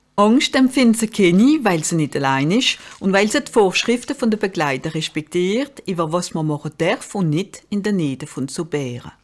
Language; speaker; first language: German; non-native, local second language; French